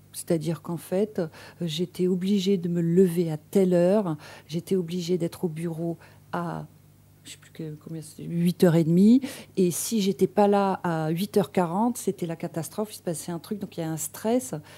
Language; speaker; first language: French; non-native, local second language; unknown